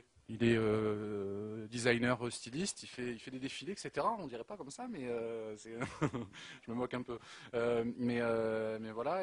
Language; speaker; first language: French; native; French